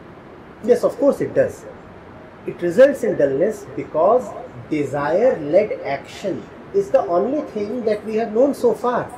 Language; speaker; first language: English; non-native, local second language; Hindi